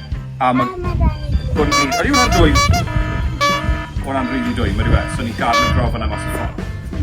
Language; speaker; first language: Welsh; native; Welsh